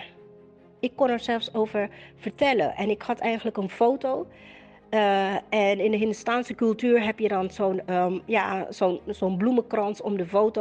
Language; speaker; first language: Dutch; native; Dutch